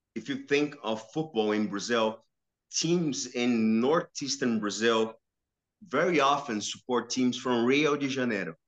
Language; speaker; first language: English; non-native, fluent; Portuguese